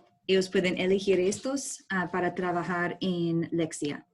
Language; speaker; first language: Spanish; non-native, learner; English